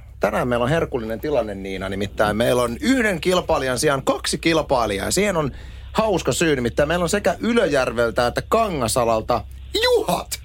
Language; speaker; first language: Finnish; native; Finnish